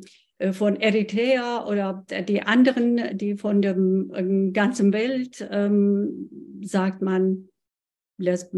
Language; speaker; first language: German; non-native, fluent; Persian